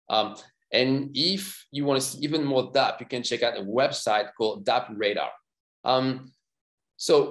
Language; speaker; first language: English; non-native, fluent; French